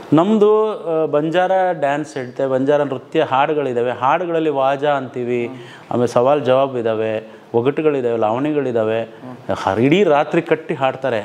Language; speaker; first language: Kannada; non-native, local second language; Lambadi